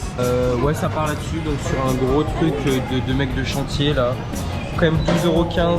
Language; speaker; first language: French; native; French